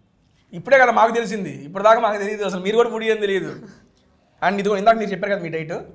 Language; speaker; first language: Telugu; native; Telugu